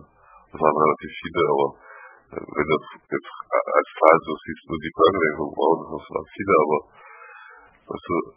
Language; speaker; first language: German; native; German